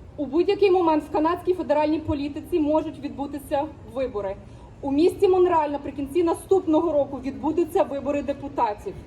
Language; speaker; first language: Ukrainian; native; Ukrainian